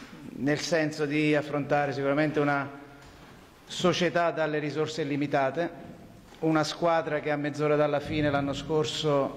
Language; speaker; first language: Italian; native; Italian